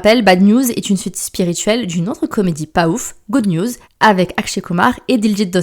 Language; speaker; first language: French; native; French